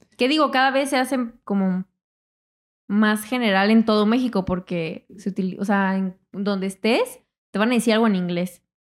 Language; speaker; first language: Spanish; native; Spanish